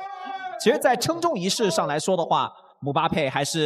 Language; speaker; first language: Chinese; native; Chinese